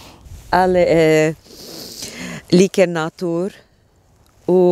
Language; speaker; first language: Norwegian; non-native, learner; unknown